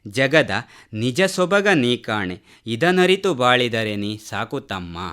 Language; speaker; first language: Kannada; native; Kannada